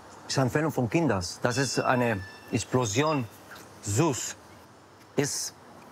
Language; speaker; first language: German; non-native, learner; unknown